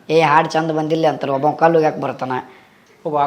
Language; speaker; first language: Kannada; native; Kannada